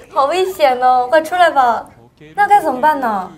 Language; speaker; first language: Chinese; native; Chinese